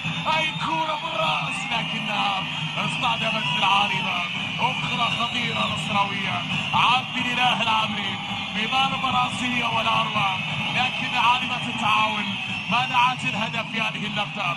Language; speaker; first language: Arabic; native; Arabic